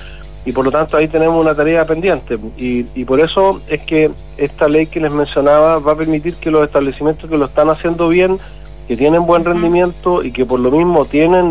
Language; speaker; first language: Spanish; native; Spanish